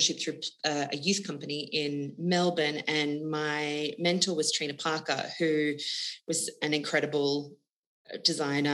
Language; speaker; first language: English; native; English